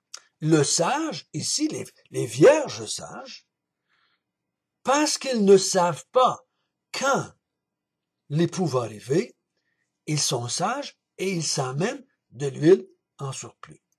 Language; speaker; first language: French; native; French